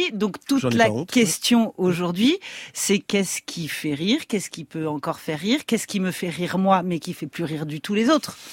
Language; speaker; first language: French; native; French